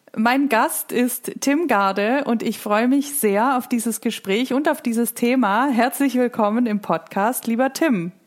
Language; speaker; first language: German; native; German